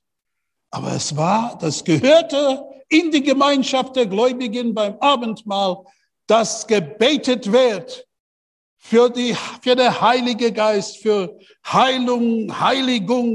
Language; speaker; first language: German; non-native, fluent; English